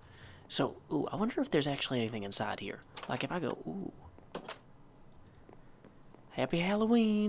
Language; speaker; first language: English; native; English